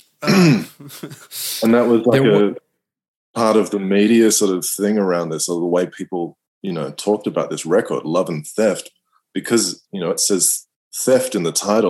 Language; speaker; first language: English; native; English